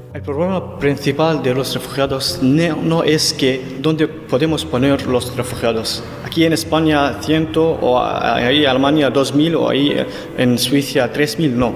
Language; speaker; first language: Spanish; non-native, learner; Kurdish